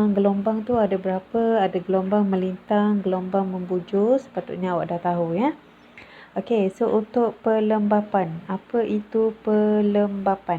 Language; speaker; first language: Malay; native; Malay